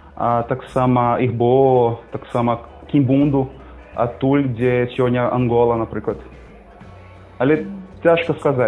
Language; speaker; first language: Belarusian; non-native, fluent; Portuguese